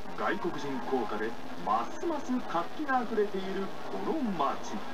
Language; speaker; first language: Japanese; native; Japanese